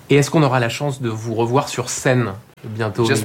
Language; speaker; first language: French; native; French